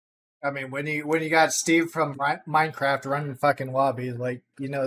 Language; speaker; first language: English; native; English